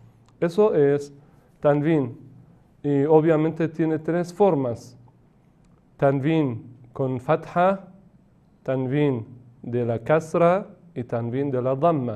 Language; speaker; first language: Spanish; non-native, fluent; Persian